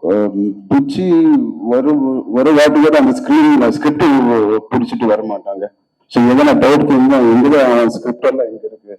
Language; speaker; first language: Tamil; non-native, local second language; Telugu